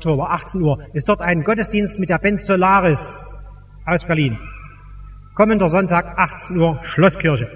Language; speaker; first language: German; native; German